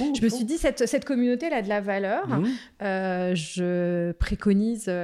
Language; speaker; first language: French; native; French